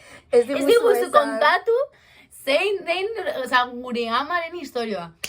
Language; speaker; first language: Basque; non-native, local second language; Spanish